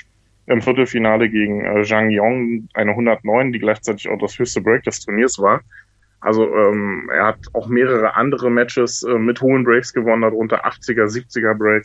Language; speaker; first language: German; native; German